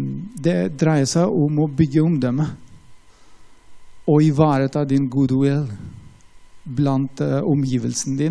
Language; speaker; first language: Norwegian; non-native, fluent; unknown